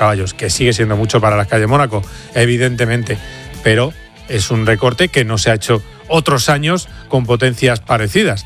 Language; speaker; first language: Spanish; native; Spanish